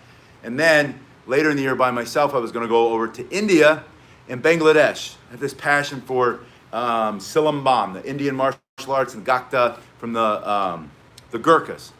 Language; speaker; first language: English; native; English